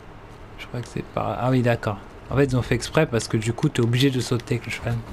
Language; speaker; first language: French; native; French